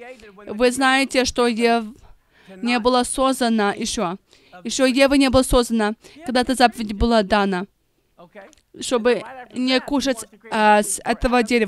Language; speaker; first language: Russian; non-native, fluent; English